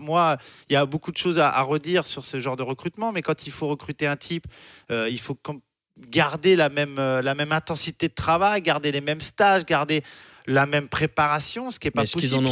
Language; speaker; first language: French; native; French